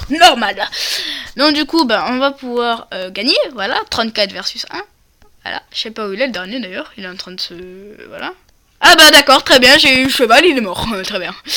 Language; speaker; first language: French; native; French